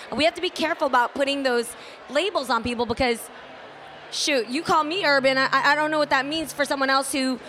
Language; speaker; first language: English; native; English